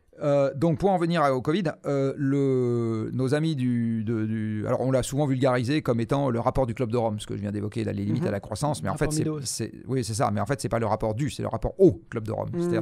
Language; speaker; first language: French; native; French